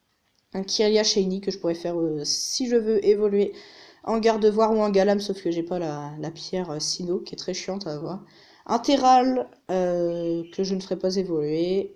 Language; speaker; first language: French; native; French